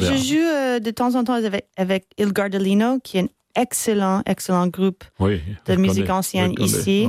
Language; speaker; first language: French; non-native, fluent; English